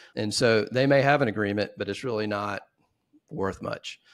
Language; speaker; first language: English; native; English